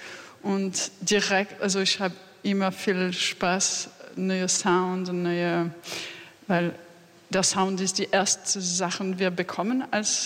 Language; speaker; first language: German; non-native, learner; French